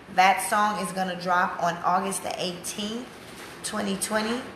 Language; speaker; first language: English; native; English